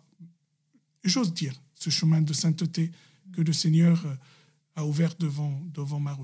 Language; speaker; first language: French; non-native, local second language; Arabic